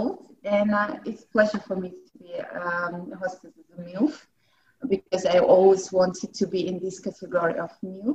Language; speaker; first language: English; non-native, fluent; Russian